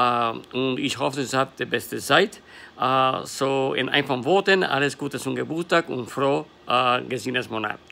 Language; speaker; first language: German; non-native, learner; English